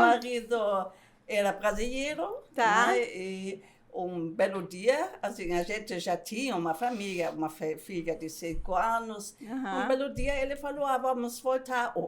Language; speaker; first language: Portuguese; non-native, fluent; German